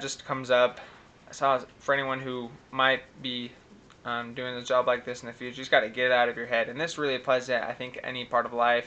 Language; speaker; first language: English; native; English